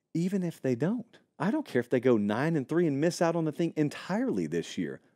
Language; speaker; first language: English; native; English